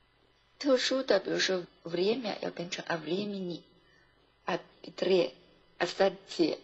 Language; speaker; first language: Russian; non-native, fluent; Chinese